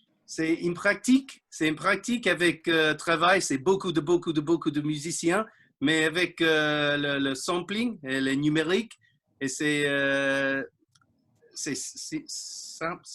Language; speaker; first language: French; non-native, learner; English